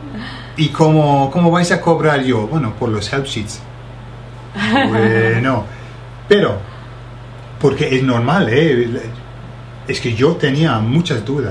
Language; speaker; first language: Spanish; non-native, fluent; English